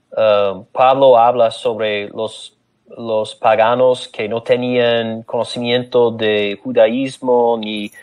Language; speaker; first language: Spanish; non-native, fluent; English